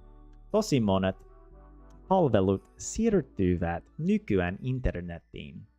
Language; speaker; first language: Finnish; non-native, learner; English